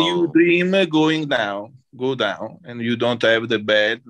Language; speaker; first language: English; non-native, learner; Italian